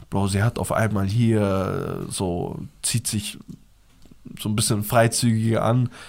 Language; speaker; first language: German; early bilingual, other home language; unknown